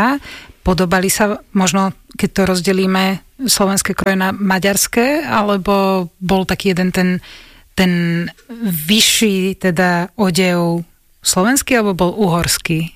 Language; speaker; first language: Slovak; native; Slovak